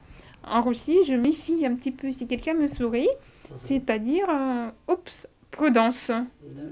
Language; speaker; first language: French; non-native, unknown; Russian